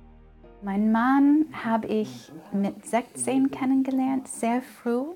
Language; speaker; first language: German; non-native, fluent; English